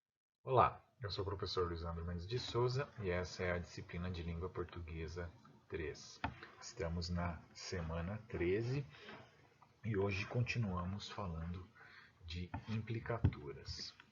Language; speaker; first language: Portuguese; native; Portuguese